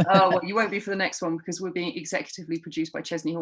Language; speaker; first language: English; native; English